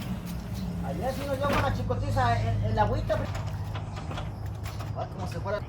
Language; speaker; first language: Spanish; native; Spanish